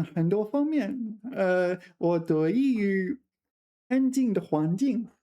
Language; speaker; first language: Chinese; non-native, fluent; English